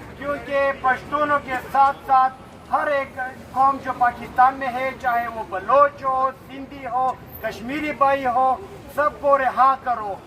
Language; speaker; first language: Urdu; non-native, local second language; Pashto